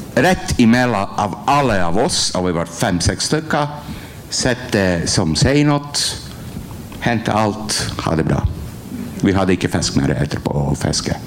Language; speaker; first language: Norwegian; non-native, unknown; Croatian